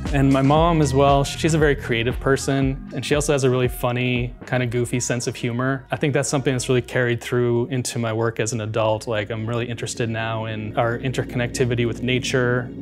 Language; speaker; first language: English; native; English